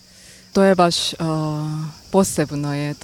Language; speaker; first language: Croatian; non-native, learner; Korean